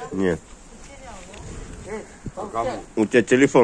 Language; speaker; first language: Russian; native; Russian